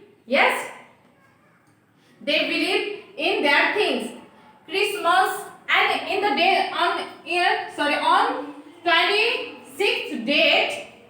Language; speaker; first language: English; non-native, local second language; Nepali